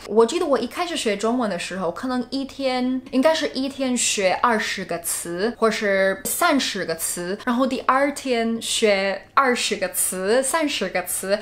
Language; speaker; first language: Chinese; non-native, fluent; English